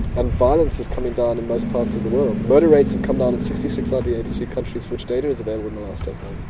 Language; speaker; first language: English; native; English